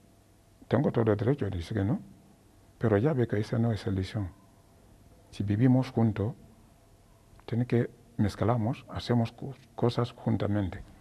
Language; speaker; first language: Spanish; non-native, learner; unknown